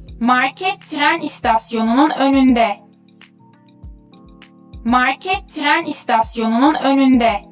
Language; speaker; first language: Turkish; non-native, fluent; Uzbek